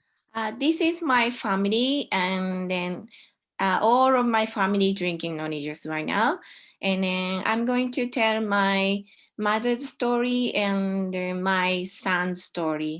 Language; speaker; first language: English; non-native, learner; Japanese